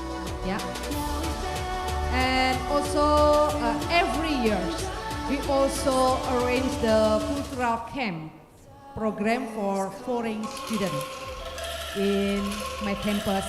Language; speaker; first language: English; non-native, learner; Indonesian